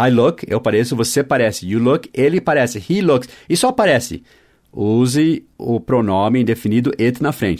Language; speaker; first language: Portuguese; non-native, fluent; English